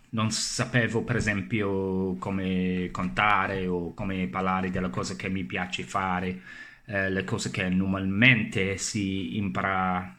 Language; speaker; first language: Italian; non-native, learner; English